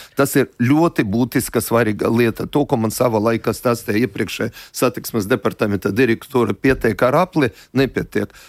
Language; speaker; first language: Latvian; non-native, local second language; Russian